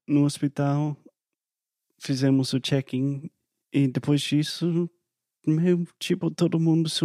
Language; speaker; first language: Portuguese; non-native, fluent; English